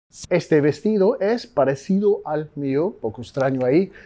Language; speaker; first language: Spanish; non-native, fluent; English